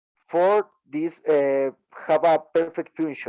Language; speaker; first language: English; non-native, learner; Spanish